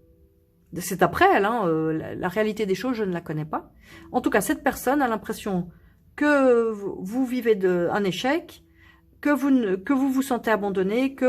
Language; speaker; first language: French; native; French